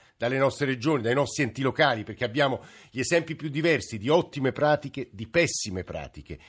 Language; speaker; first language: Italian; native; Italian